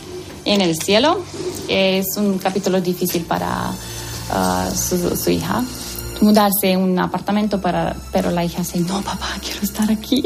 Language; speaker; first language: Spanish; non-native, learner; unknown